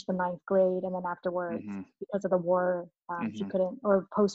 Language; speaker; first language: English; native; English